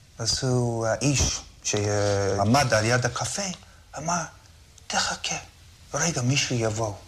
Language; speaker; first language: Hebrew; non-native, fluent; English